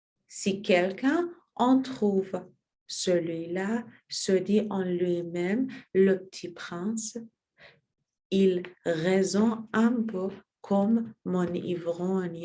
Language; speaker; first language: French; non-native, learner; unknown